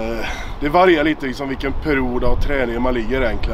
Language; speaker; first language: Swedish; native; Swedish